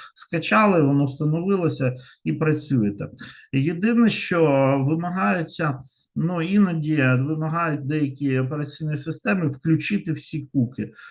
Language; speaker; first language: Ukrainian; non-native, local second language; Russian